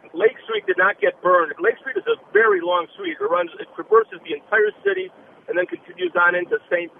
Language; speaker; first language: English; native; English